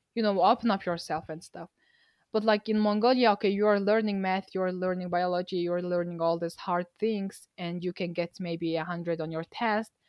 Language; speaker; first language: English; non-native, fluent; Mongolian